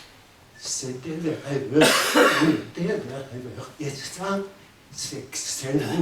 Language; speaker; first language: French; non-native, fluent; Spanish